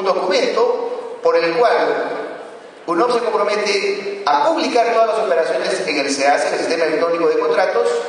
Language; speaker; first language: Spanish; native; Spanish